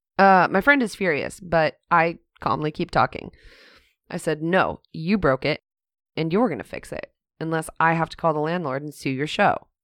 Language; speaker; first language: English; native; English